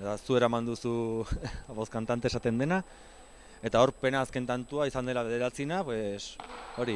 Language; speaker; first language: Basque; non-native, local second language; Spanish